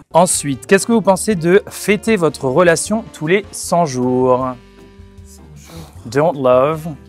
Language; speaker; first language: French; native; French